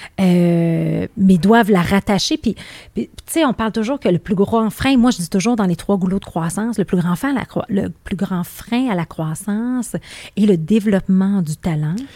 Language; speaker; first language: French; native; French